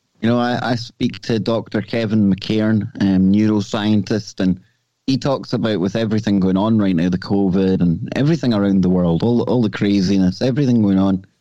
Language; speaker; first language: English; native; English